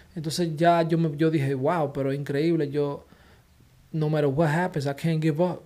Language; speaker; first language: Spanish; early bilingual, heritage; Spanish